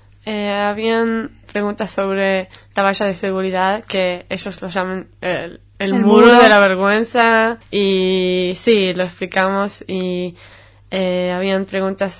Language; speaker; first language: Spanish; non-native, fluent; Hebrew